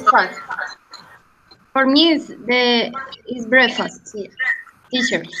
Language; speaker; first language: English; non-native, learner; Spanish